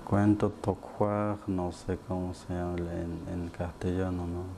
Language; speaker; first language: Spanish; non-native, local second language; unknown